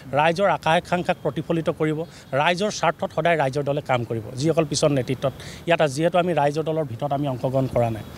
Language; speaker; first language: Assamese; native; Assamese